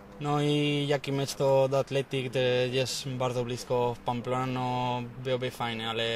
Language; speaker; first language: Polish; non-native, learner; Spanish